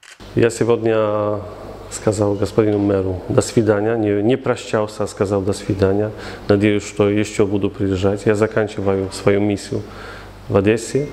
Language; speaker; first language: Russian; non-native, fluent; Polish